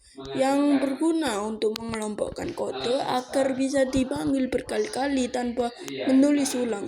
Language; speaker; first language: Indonesian; native; Indonesian